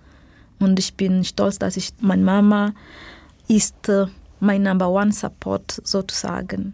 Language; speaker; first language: German; non-native, fluent; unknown